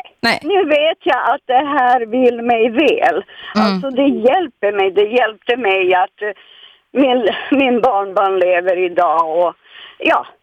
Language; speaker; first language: Swedish; non-native, fluent; Serbian